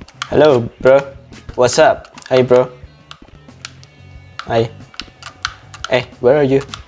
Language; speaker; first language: English; non-native, learner; Indonesian